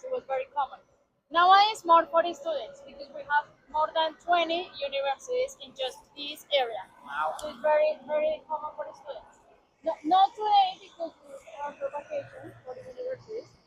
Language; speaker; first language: English; non-native, fluent; Spanish